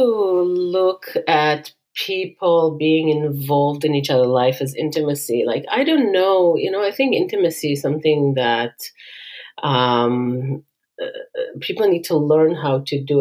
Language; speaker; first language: English; non-native, fluent; Hebrew